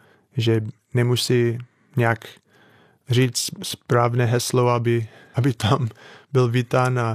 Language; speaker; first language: Czech; non-native, fluent; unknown